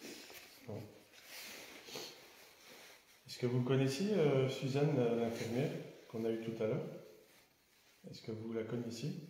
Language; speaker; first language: French; native; French